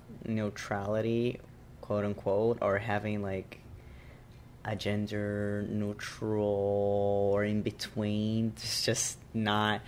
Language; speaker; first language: English; non-native, fluent; Portuguese